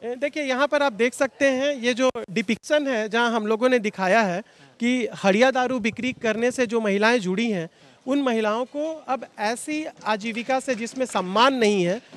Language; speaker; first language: Hindi; native; Hindi